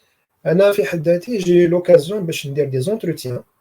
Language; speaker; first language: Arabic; native; Arabic